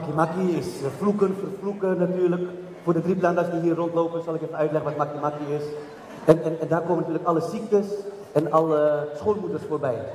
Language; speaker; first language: Dutch; early bilingual, other home language; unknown